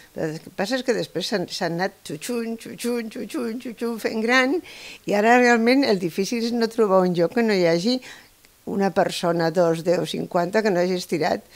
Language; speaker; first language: Catalan; non-native, local second language; Spanish